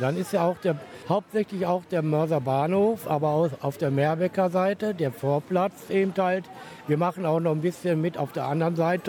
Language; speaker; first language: German; native; German